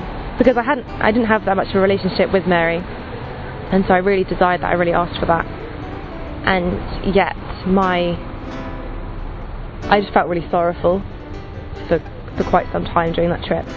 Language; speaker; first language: English; native; English